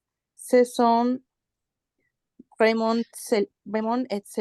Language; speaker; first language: French; non-native, learner; Spanish